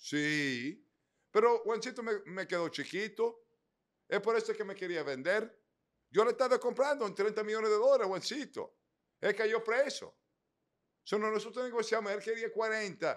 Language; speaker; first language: Spanish; native; Spanish